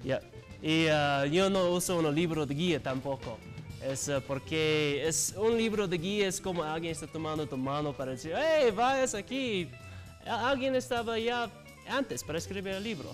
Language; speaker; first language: Spanish; non-native, learner; English